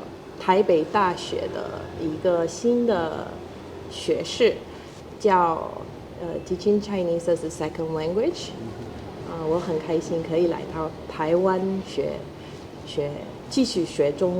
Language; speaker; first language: Chinese; non-native, fluent; Spanish